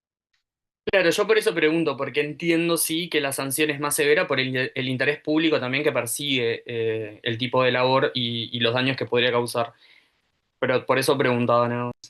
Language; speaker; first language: Spanish; native; Spanish